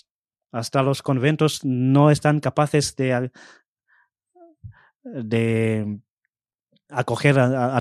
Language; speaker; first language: Spanish; non-native, fluent; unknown